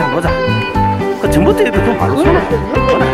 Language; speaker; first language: Korean; native; Korean